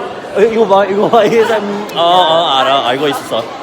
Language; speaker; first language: Korean; non-native, learner; English